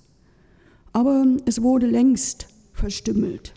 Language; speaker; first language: German; native; German